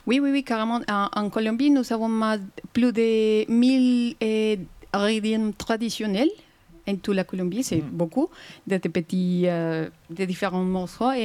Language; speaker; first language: French; non-native, fluent; Spanish